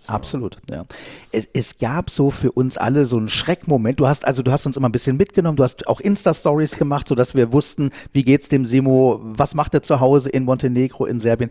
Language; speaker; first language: German; native; German